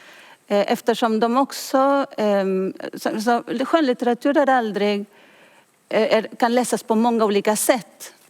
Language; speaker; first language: Swedish; non-native, fluent; Spanish